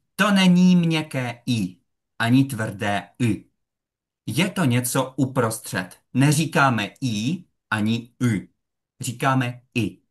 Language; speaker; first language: Czech; non-native, fluent; Russian